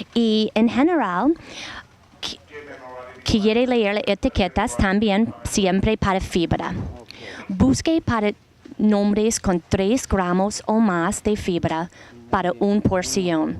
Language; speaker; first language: Spanish; non-native, learner; English